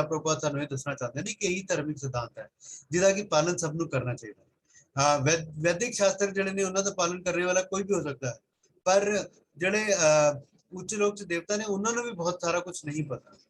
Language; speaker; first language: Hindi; non-native, local second language; Punjabi